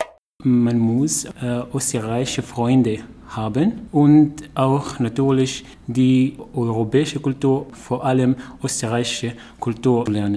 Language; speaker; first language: German; non-native, learner; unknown